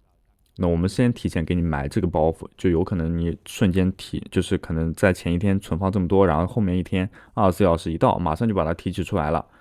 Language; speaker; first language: Chinese; native; Chinese